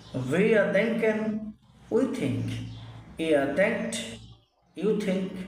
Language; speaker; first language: German; non-native, learner; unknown